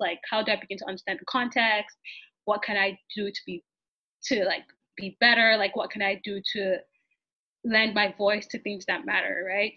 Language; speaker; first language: English; non-native, local second language; Yoruba